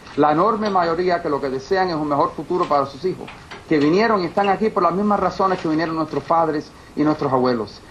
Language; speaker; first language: Spanish; early bilingual, heritage; Spanish